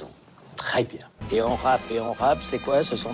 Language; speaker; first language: French; native; French